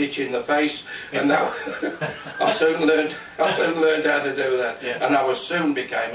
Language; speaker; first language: English; native; English